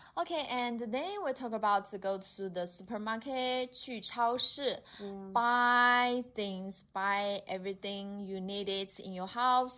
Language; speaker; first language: English; non-native, fluent; Chinese